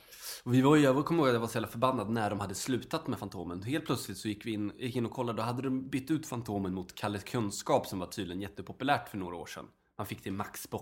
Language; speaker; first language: Swedish; native; Swedish